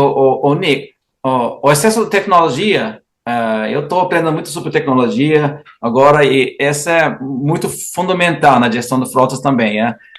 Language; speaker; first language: Portuguese; non-native, fluent; English